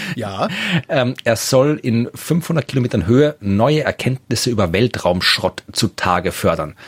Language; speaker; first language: German; native; German